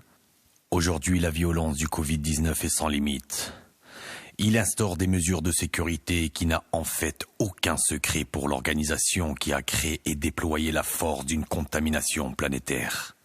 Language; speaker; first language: French; native; French